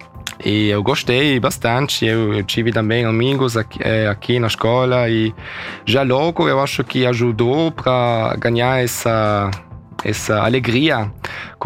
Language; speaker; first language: Portuguese; early bilingual, heritage; Portuguese